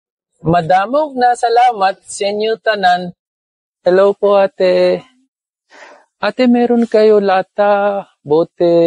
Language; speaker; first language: Filipino; non-native, learner; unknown